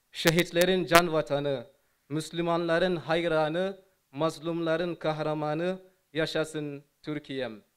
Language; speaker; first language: Turkish; non-native, fluent; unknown